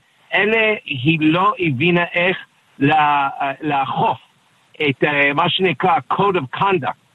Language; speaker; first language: Hebrew; non-native, fluent; English